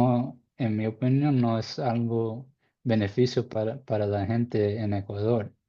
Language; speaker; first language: Spanish; non-native, learner; English